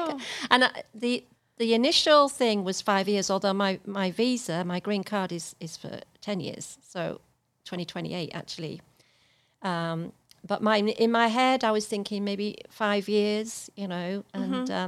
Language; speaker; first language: English; native; English